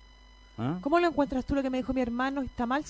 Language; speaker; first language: Spanish; native; Spanish